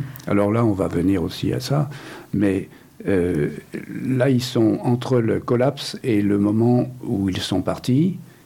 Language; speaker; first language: French; native; French